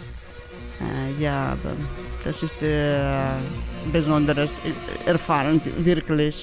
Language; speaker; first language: German; non-native, learner; Georgian